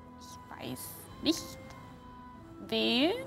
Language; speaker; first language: German; non-native, learner; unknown